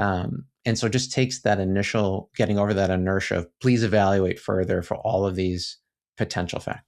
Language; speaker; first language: English; native; English